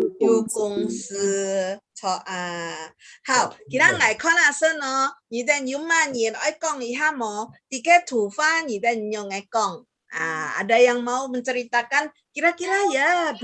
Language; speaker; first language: Chinese; early bilingual, heritage; Chinese